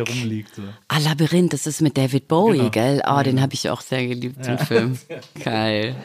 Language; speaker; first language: German; native; German